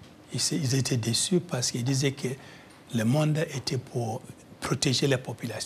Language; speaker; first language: French; non-native, fluent; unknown